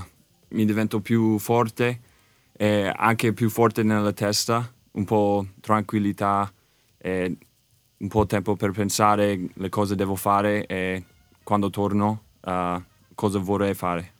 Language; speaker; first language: Italian; non-native, learner; English